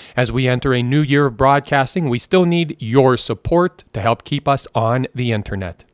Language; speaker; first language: English; native; English